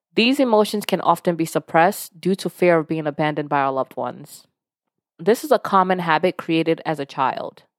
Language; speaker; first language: English; early bilingual, other home language; Yoruba